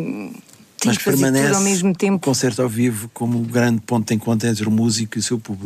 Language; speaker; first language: Portuguese; native; Portuguese